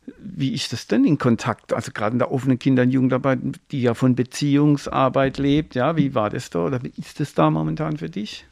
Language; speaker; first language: German; native; German